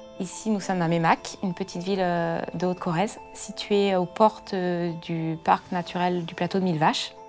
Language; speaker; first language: French; native; French